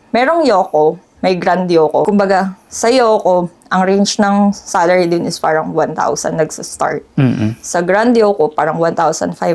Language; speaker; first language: Filipino; native; Filipino